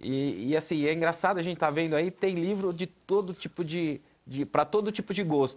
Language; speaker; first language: Portuguese; native; Portuguese